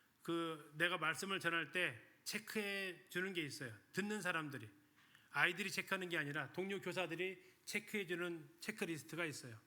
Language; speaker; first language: Korean; native; Korean